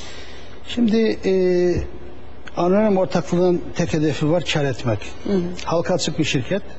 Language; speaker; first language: Turkish; native; Turkish